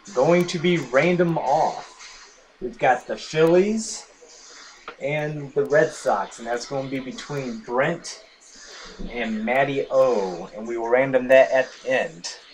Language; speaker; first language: English; native; English